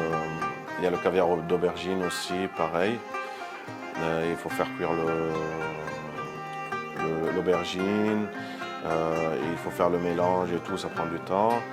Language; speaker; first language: French; non-native, local second language; Arabic